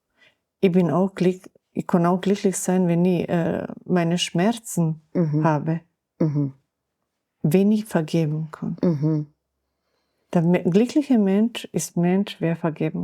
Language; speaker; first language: German; non-native, learner; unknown